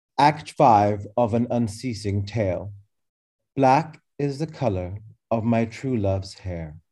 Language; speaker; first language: English; early bilingual, other home language; Arabic